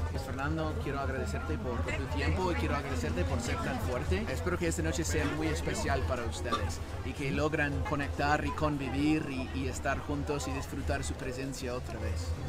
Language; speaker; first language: Spanish; non-native, learner; English